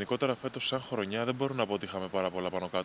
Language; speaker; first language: Greek; native; Greek